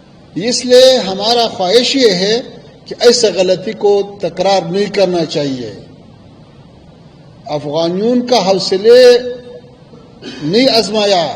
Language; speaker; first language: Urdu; non-native, fluent; Pashto